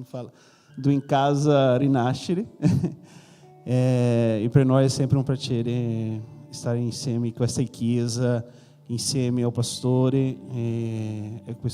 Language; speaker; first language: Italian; non-native, learner; Portuguese